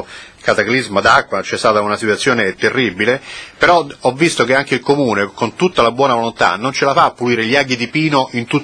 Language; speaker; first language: Italian; native; Italian